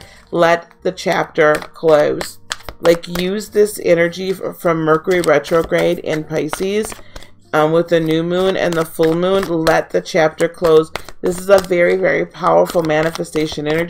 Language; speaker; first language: English; native; English